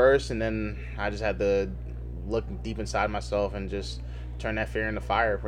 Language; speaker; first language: English; native; English